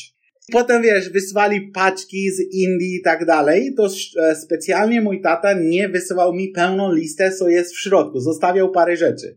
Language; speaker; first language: Polish; non-native, fluent; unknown